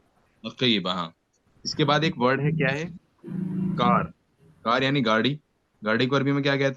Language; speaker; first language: Hindi; native; Hindi